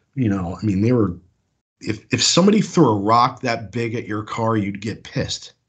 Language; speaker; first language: English; native; English